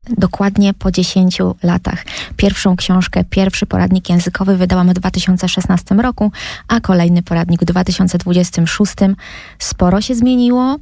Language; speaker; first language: Polish; native; Polish